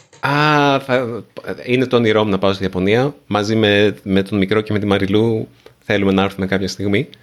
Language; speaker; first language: Greek; native; Greek